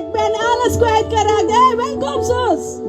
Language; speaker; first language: Dutch; non-native, local second language; Papiamento